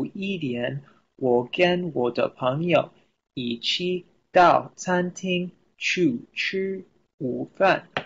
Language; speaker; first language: Chinese; non-native, learner; English